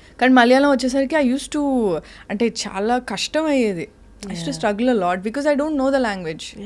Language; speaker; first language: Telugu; native; Telugu